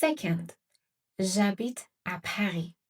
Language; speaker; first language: French; non-native, fluent; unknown